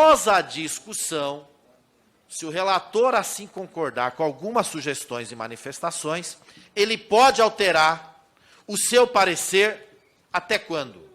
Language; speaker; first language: Portuguese; native; Portuguese